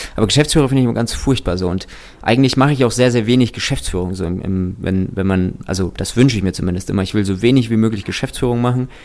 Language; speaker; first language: German; early bilingual, other home language; Russian